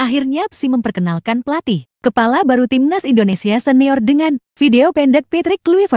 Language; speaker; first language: Indonesian; native; Indonesian